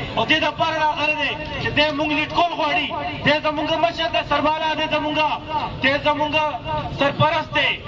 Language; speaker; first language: Pashto; non-native, local second language; Northern Hindko